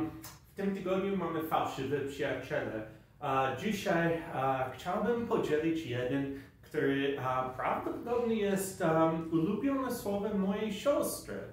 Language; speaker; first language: Polish; non-native, learner; English